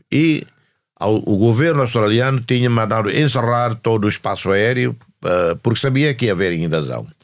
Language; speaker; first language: Portuguese; non-native, fluent; Tetum